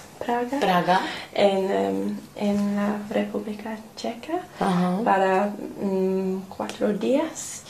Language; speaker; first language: Spanish; non-native, learner; English